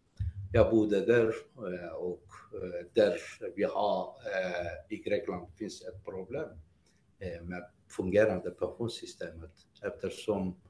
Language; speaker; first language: Swedish; non-native, fluent; Greek